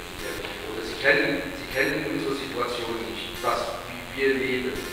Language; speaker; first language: German; non-native, local second language; Luxembourgish